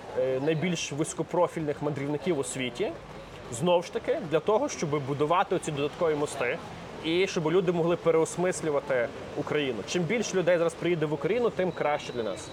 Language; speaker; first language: Ukrainian; native; Ukrainian